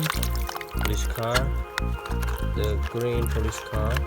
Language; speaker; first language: English; non-native, learner; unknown